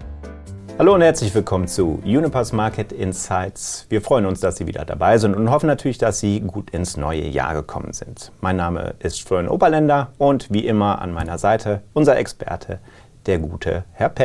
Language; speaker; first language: German; native; German